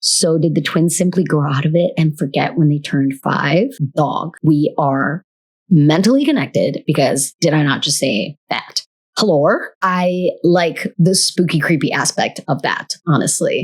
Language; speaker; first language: English; native; English